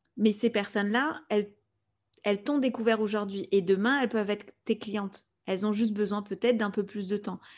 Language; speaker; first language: French; non-native, fluent; Spanish